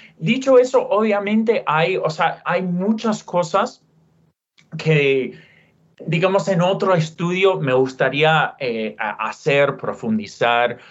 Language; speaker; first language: Spanish; non-native, fluent; English